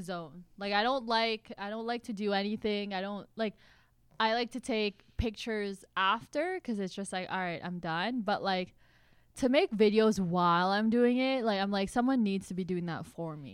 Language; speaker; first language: English; native; English